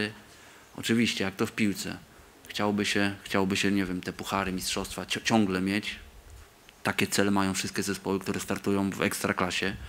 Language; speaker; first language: Polish; native; Polish